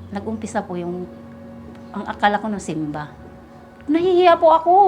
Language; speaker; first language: Filipino; native; Filipino